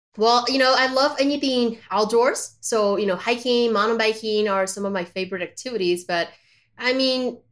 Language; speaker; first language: English; non-native, fluent; Spanish